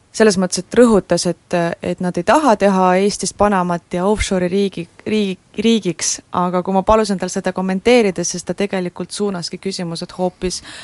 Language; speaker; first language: Estonian; non-native, local second language; Russian